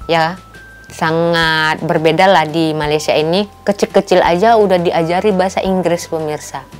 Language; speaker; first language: Indonesian; native; Indonesian